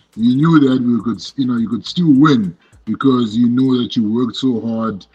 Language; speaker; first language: English; non-native, local second language; Shona